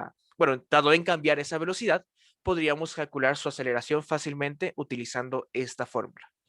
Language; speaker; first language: Spanish; native; Spanish